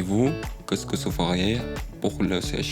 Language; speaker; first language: French; non-native, learner; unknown